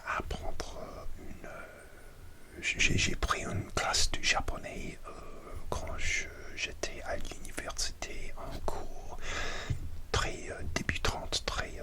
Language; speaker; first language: French; non-native, learner; English